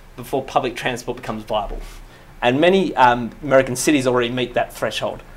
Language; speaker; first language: English; native; English